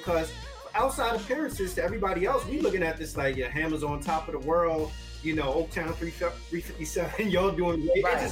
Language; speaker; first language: English; native; English